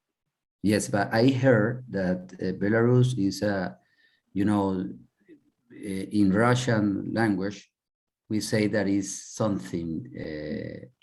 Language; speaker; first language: English; non-native, learner; Spanish